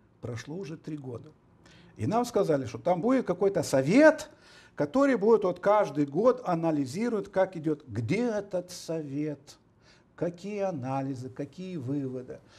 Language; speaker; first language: Russian; non-native, local second language; Romanian